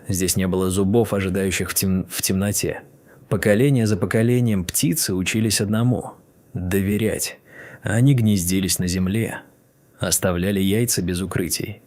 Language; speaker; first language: Russian; native; Russian